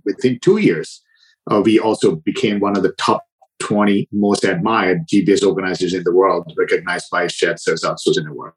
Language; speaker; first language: English; non-native, local second language; Sinhala